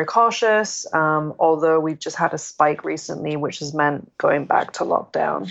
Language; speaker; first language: English; non-native, local second language; Cantonese